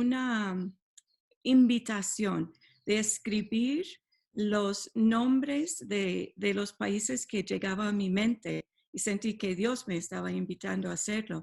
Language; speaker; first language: Spanish; non-native, fluent; English